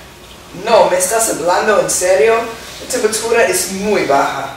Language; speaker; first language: Spanish; non-native, learner; English